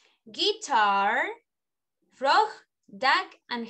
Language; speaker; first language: English; non-native, learner; Spanish